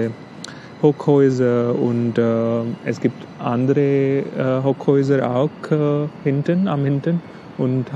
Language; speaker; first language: German; non-native, learner; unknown